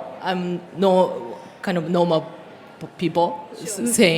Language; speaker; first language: English; non-native, learner; Japanese